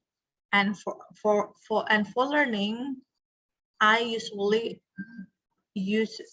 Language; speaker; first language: English; non-native, fluent; Indonesian